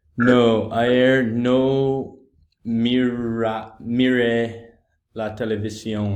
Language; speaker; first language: Spanish; non-native, learner; English